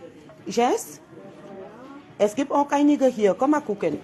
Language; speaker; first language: German; non-native, fluent; French